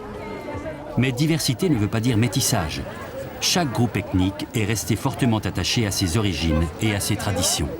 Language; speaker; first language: French; native; French